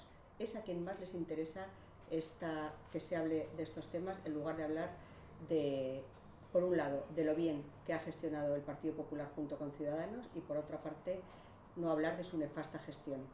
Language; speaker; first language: Spanish; native; Spanish